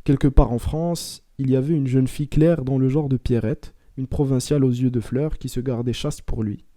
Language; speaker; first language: French; non-native, local second language; Arabic